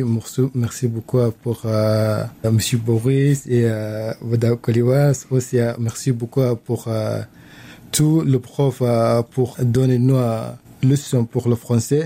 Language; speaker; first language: French; non-native, learner; Arabic